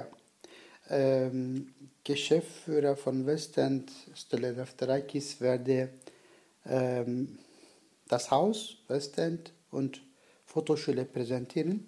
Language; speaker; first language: German; non-native, learner; Turkish